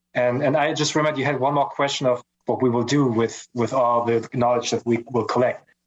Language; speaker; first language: English; non-native, fluent; German